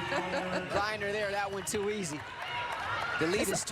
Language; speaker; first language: English; native; English